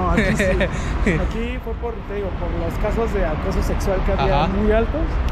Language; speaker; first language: Spanish; native; Spanish